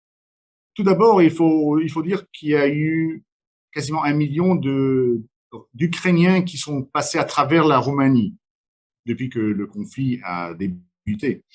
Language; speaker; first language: French; non-native, fluent; Romanian